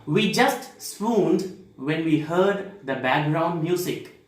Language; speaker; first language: English; non-native, local second language; Tamil